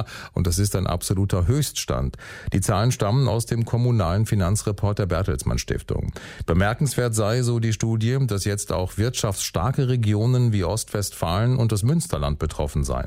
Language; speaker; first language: German; native; German